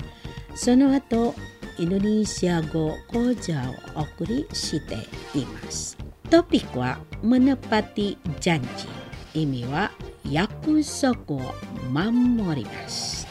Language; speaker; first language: Japanese; non-native, learner; Indonesian